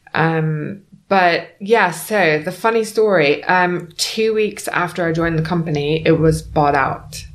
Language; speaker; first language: English; native; English